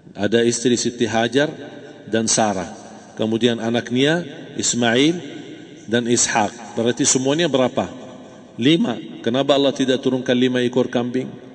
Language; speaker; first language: Malay; non-native, fluent; Arabic